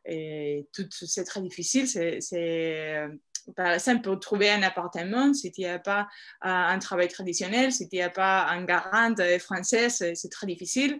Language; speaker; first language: French; non-native, fluent; Spanish